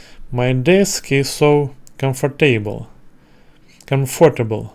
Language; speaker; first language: English; non-native, learner; Russian